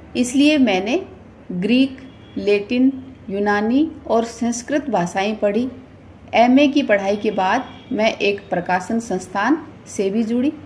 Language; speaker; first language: Hindi; native; Hindi